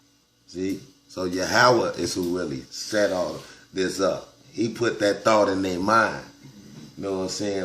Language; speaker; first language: English; native; English